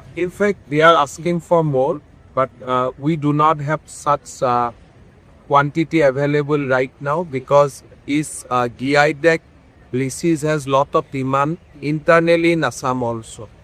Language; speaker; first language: English; non-native, local second language; Assamese